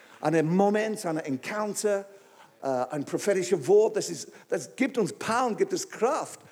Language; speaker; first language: German; non-native, fluent; English